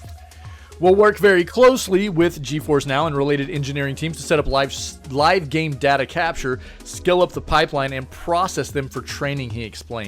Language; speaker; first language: English; native; English